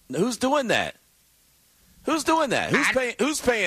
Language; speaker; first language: English; native; English